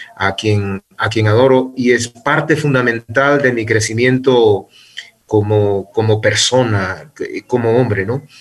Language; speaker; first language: Spanish; native; Spanish